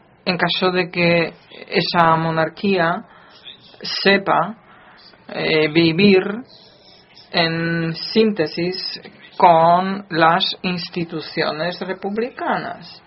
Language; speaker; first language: Spanish; non-native, fluent; Polish